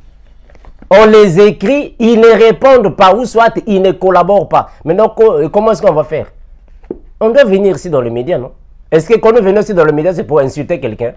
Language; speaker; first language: French; non-native, local second language; Lingala